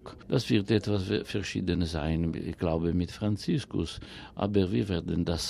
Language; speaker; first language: German; non-native, fluent; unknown